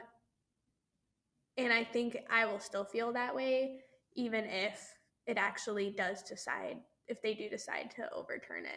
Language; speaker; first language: English; native; English